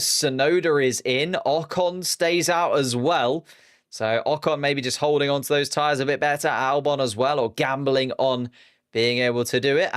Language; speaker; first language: English; native; English